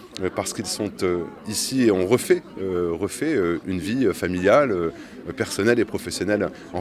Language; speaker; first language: French; native; French